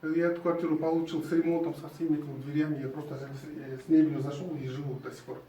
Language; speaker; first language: Russian; non-native, local second language; Kyrgyz